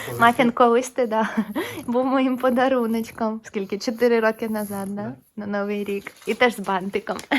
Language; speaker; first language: Ukrainian; non-native, local second language; Russian